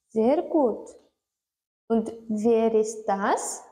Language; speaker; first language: German; non-native, learner; Turkmen